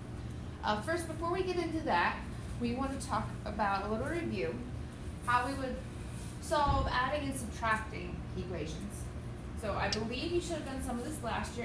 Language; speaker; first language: English; native; English